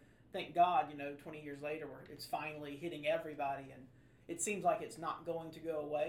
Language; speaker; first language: English; native; English